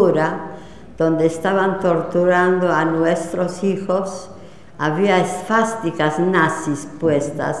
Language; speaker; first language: Spanish; non-native, fluent; Polish